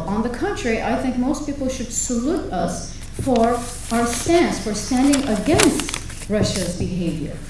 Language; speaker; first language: English; non-native, fluent; Turkish